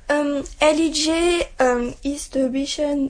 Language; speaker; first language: German; non-native, learner; French